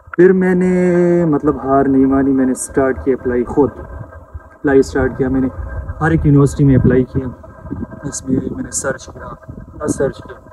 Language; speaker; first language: Urdu; non-native, local second language; Pashto